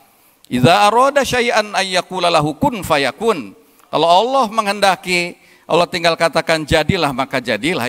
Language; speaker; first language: Indonesian; native; Indonesian